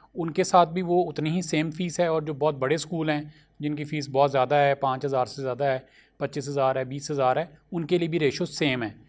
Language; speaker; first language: Urdu; non-native, local second language; Punjabi